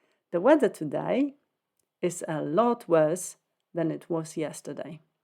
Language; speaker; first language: English; non-native, fluent; Polish